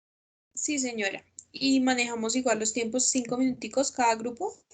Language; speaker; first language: Spanish; native; Spanish